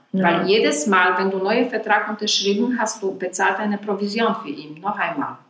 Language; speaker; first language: German; non-native, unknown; Polish